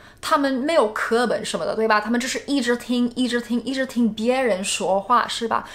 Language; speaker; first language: Chinese; non-native, fluent; English